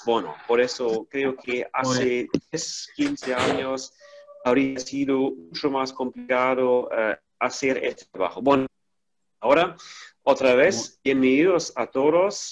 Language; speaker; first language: Spanish; non-native, fluent; German